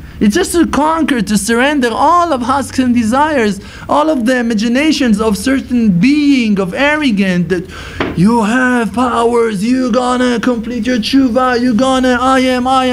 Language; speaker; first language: English; non-native, fluent; Hebrew